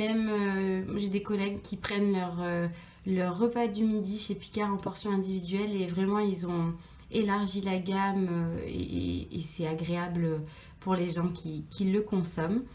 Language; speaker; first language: French; native; French